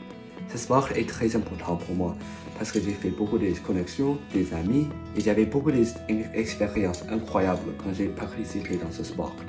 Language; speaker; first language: French; non-native, learner; English